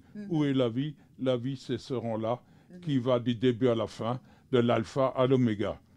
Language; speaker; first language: French; native; French